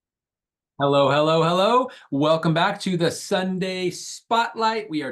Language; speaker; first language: English; native; English